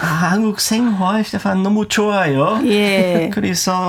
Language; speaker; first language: Korean; non-native, learner; German